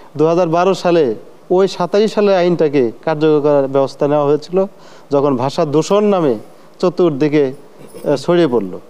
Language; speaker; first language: Bangla; native; Bangla